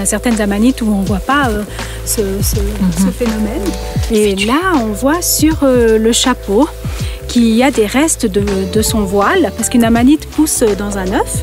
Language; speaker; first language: French; native; French